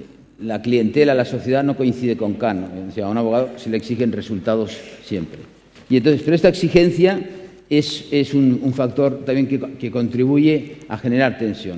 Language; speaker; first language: Spanish; native; Spanish